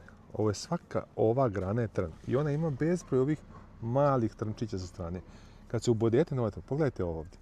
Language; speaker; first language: Croatian; native; Croatian